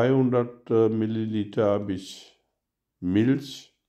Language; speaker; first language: German; non-native, learner; Urdu